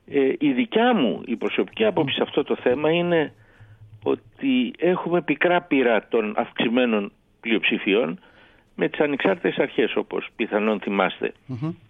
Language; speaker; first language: Greek; native; Greek